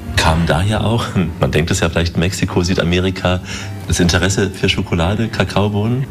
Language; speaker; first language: German; native; German